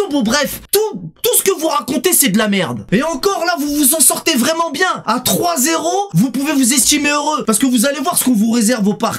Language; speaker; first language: French; native; French